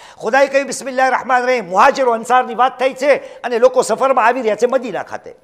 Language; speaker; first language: Gujarati; early bilingual, heritage; Gujarati